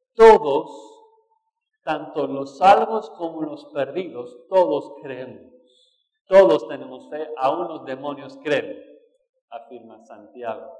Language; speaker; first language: Spanish; non-native, fluent; English